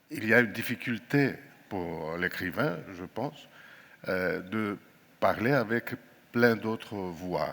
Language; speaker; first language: French; non-native, fluent; Greek